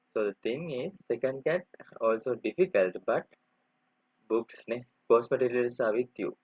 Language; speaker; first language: English; non-native, local second language; Sinhala